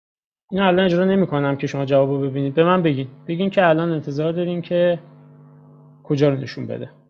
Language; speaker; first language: Persian; native; Persian